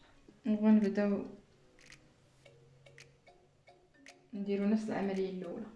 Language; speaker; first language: Arabic; native; Arabic